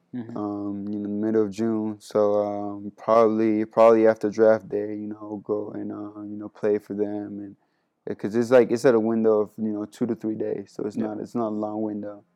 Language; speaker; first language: English; non-native, fluent; Spanish